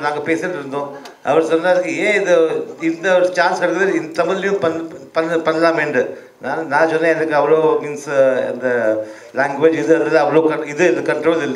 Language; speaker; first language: Tamil; early bilingual, heritage; Tamil